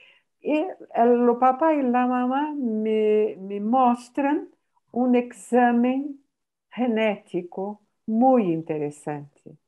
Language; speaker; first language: Spanish; non-native, fluent; Portuguese